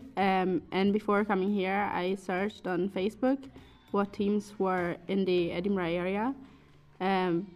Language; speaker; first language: English; non-native, fluent; Italian